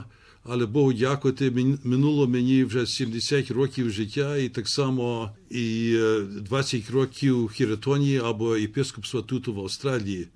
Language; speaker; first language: Ukrainian; early bilingual, heritage; Ukrainian